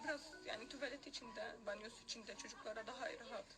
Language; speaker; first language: Turkish; non-native, learner; Arabic